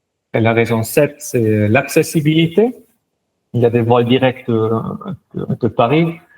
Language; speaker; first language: French; non-native, local second language; German